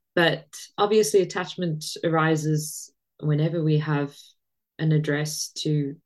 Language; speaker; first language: English; native; English